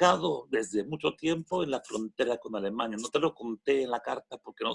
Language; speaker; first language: Spanish; non-native, fluent; French